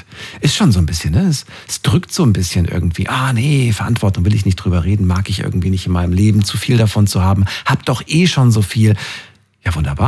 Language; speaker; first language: German; native; German